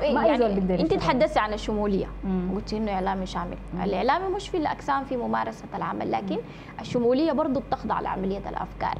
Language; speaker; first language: Arabic; native; Arabic